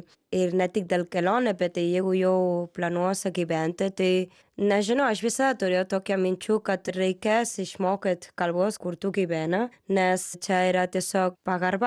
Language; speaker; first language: Lithuanian; non-native, learner; Spanish